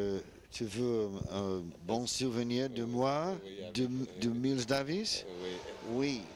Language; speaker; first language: French; non-native, learner; English